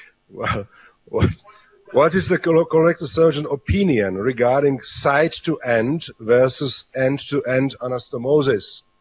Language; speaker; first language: English; non-native, fluent; Czech